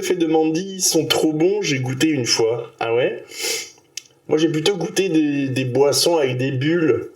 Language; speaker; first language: French; native; French